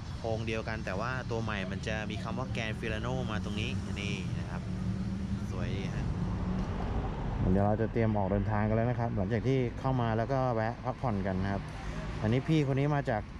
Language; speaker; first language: Thai; native; Thai